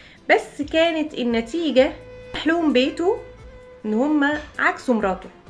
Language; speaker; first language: Arabic; native; Arabic